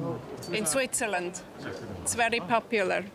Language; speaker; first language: English; non-native, fluent; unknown